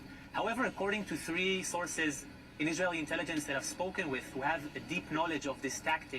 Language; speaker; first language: English; non-native, fluent; Hebrew